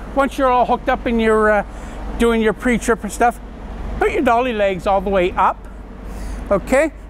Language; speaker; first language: English; native; English